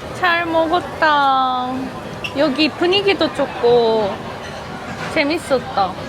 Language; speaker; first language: Korean; non-native, fluent; Japanese